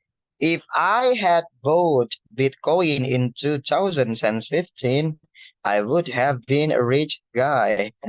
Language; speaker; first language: English; non-native, fluent; Indonesian